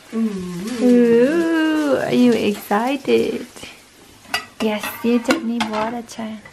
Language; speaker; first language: English; non-native, local second language; Tangkhul Naga (India)